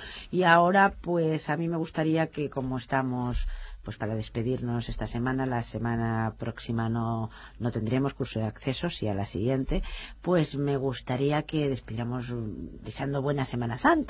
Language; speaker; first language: Spanish; native; Spanish